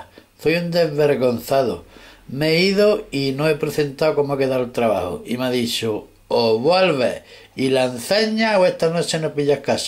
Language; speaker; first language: Spanish; native; Spanish